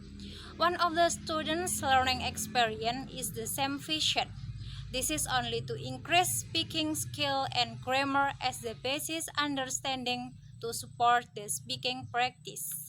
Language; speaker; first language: English; non-native, learner; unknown